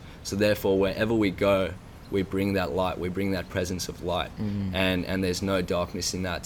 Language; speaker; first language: English; native; English